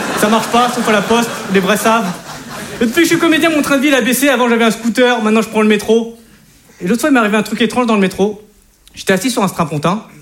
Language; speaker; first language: French; native; French